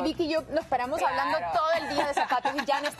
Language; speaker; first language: Spanish; native; Spanish